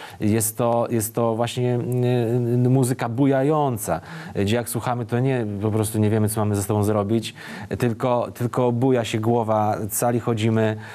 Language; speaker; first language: Polish; native; Polish